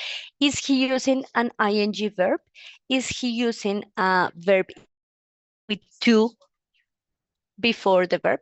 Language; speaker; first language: English; non-native, fluent; Spanish